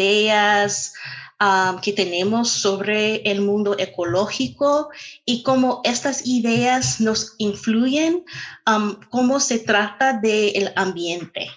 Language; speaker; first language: Spanish; non-native, fluent; English